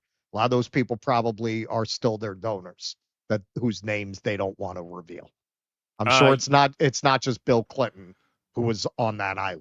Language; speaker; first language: English; native; English